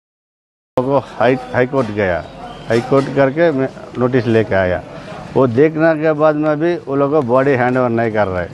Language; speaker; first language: Hindi; non-native, local second language; Telugu